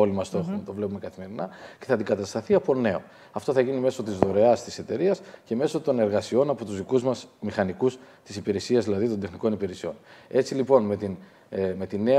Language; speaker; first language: Greek; native; Greek